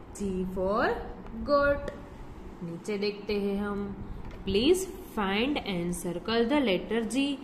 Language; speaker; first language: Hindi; non-native, local second language; Gujarati